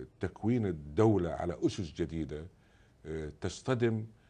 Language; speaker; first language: Arabic; native; Arabic